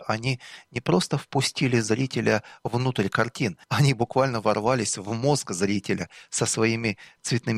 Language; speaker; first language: Russian; native; Russian